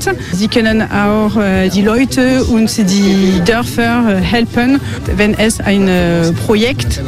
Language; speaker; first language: German; non-native, learner; French